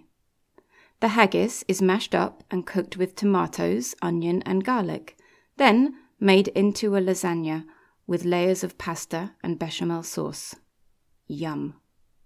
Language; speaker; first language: English; native; English